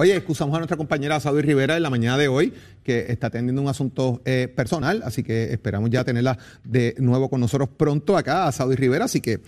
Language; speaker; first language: Spanish; native; Spanish